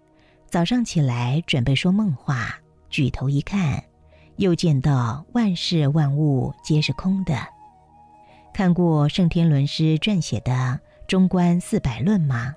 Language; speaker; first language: Chinese; native; Chinese